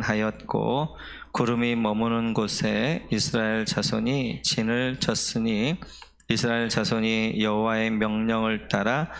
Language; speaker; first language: Korean; native; Korean